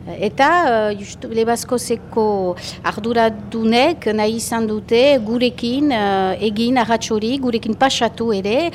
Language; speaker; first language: Basque; native; Basque